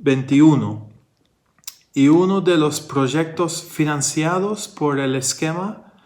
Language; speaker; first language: Spanish; non-native, fluent; English